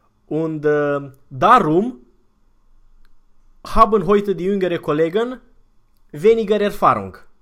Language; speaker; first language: German; non-native, fluent; Romanian